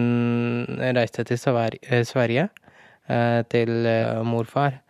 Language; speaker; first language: Norwegian; non-native, learner; Urdu